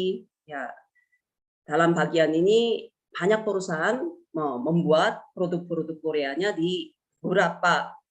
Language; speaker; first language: Indonesian; non-native, fluent; Korean